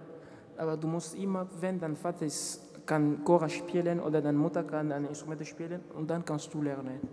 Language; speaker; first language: German; non-native, learner; French